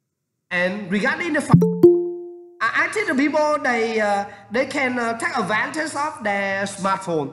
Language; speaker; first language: English; non-native, learner; Vietnamese